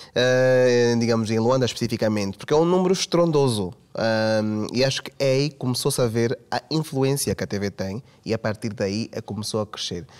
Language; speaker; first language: Portuguese; native; Portuguese